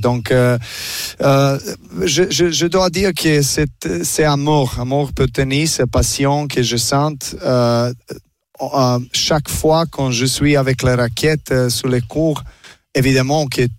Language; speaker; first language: French; non-native, learner; Serbian